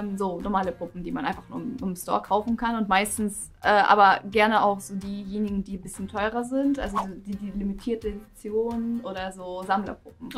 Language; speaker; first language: German; non-native, fluent; Russian